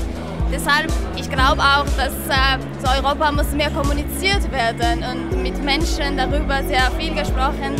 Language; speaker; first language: German; non-native, fluent; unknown